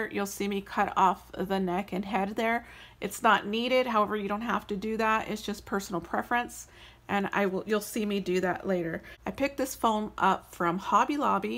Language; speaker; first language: English; native; English